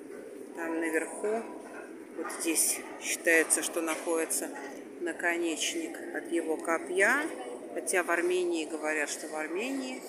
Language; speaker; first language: Russian; native; Russian